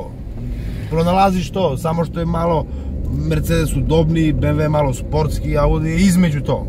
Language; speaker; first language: Serbian; native; Serbian